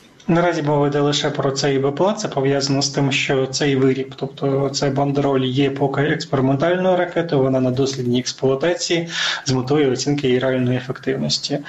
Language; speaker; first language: Ukrainian; native; Ukrainian